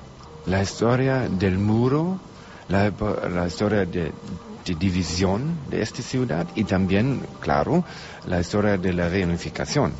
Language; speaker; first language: Spanish; non-native, learner; German